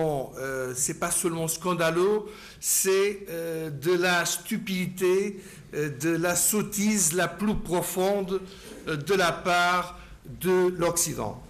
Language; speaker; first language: French; non-native, fluent; Portuguese